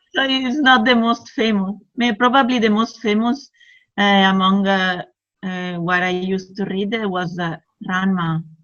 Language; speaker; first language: English; non-native, fluent; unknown